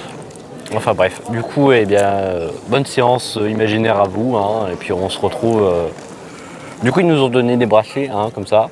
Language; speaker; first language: French; native; French